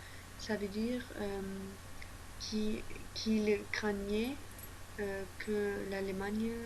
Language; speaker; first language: French; non-native, learner; German